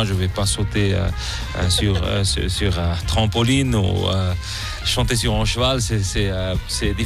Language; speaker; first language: French; non-native, local second language; German